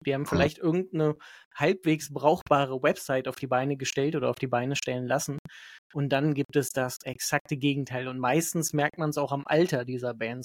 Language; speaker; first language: German; native; German